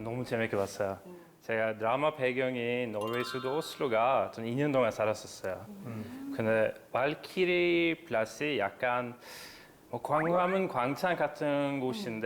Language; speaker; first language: Korean; non-native, fluent; Norwegian